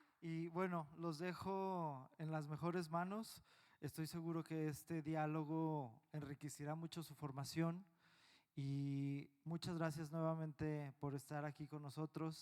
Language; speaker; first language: Spanish; native; Spanish